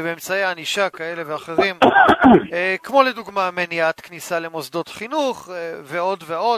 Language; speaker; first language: Hebrew; native; Hebrew